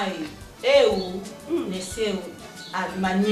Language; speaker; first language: Portuguese; non-native, learner; Lingala